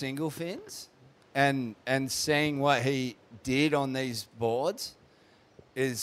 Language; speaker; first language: English; native; English